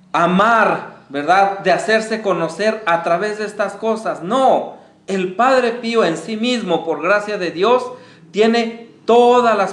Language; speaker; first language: Spanish; native; Spanish